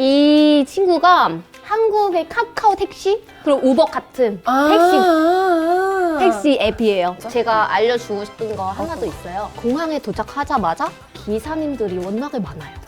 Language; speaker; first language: Korean; non-native, fluent; Vietnamese